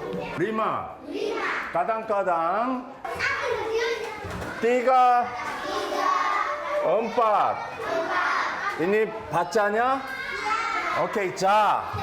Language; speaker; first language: Indonesian; non-native, fluent; Korean